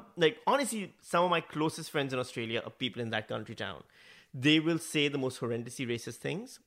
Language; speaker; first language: English; non-native, local second language; Urdu